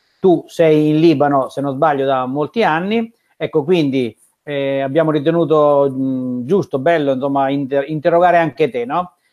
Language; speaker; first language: Italian; native; Italian